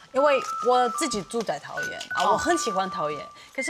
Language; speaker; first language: Chinese; non-native, fluent; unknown